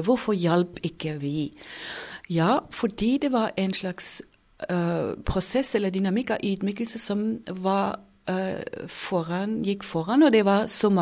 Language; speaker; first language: Norwegian; non-native, fluent; German